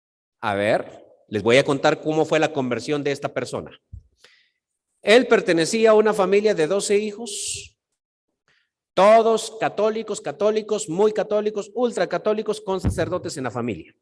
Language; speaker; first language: Spanish; native; Spanish